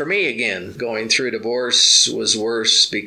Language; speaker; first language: English; native; English